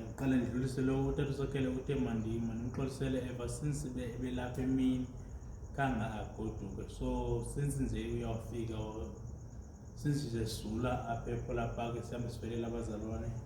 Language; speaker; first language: Zulu; non-native, local second language; Xhosa